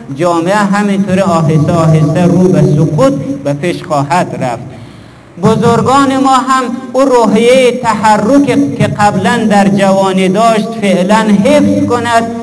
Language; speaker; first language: Persian; native; Persian